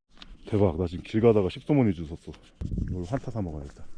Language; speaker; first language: Korean; native; Korean